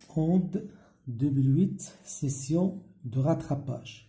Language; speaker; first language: French; non-native, local second language; Arabic